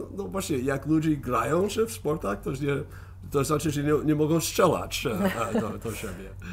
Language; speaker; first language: Polish; non-native, fluent; English